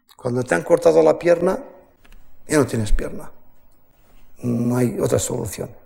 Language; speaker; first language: Spanish; native; Spanish